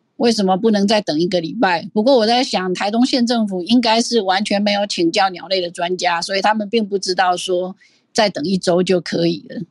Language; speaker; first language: Chinese; non-native, local second language; Min Nan Chinese